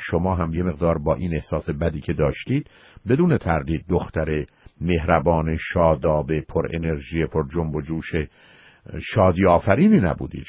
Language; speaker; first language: Persian; native; Persian